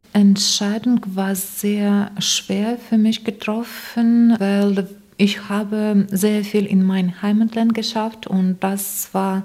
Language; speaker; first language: German; non-native, learner; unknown